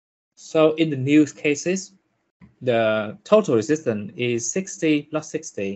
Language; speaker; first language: English; non-native, fluent; Vietnamese